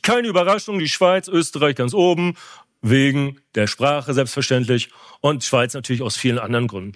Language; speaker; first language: German; native; German